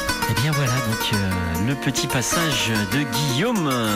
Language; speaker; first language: French; native; French